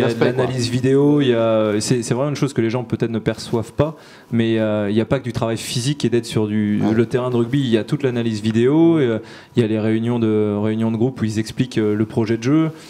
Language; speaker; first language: French; native; French